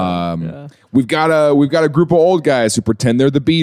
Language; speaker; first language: English; native; English